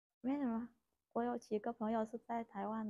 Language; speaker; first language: Chinese; non-native, learner; Vietnamese